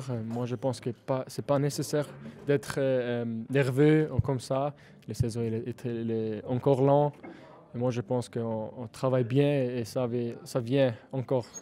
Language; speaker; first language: French; non-native, learner; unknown